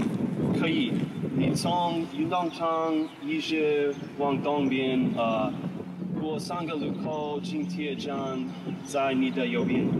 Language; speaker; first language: Chinese; non-native, learner; English